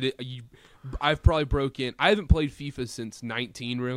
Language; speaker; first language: English; native; English